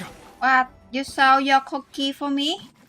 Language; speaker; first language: English; non-native, learner; Vietnamese